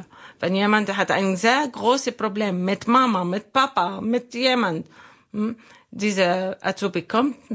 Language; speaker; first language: German; non-native, learner; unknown